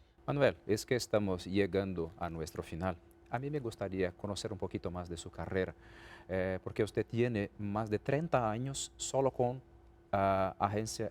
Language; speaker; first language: Spanish; non-native, fluent; Portuguese